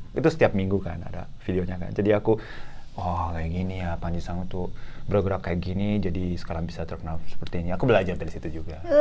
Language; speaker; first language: Indonesian; non-native, fluent; Japanese